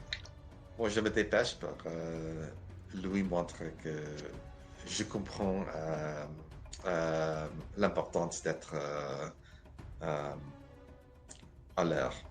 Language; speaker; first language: French; non-native, learner; English